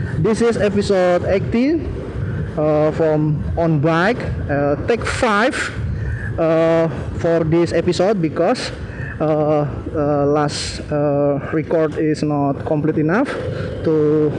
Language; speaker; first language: English; non-native, learner; Indonesian